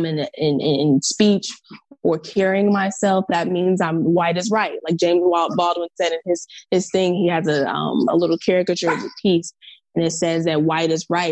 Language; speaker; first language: English; native; English